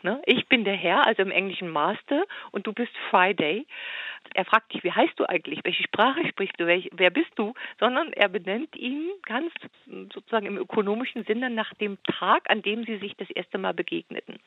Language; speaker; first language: German; native; German